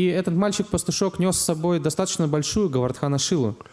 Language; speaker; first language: Russian; native; Russian